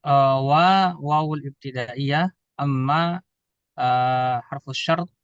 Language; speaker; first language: Arabic; non-native, learner; Indonesian